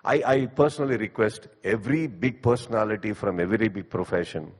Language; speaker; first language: English; non-native, local second language; Kannada